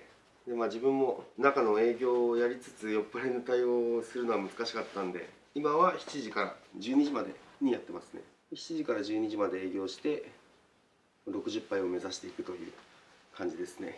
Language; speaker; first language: Japanese; native; Japanese